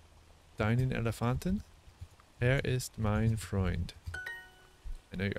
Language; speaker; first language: German; non-native, learner; English